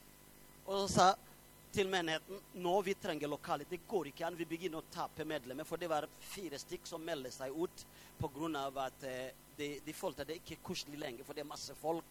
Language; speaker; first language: Swedish; non-native, fluent; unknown